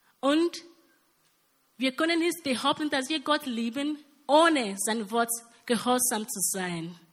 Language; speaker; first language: German; non-native, learner; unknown